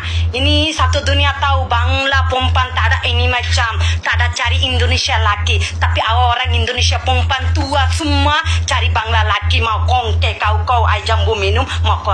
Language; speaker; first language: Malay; non-native, learner; Bangla